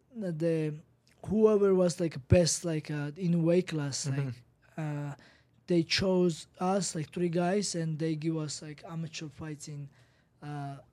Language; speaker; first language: English; non-native, learner; Georgian